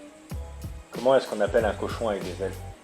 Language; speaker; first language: French; native; French